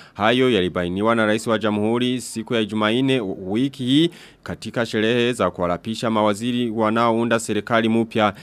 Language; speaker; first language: Swahili; non-native, local second language; Rundi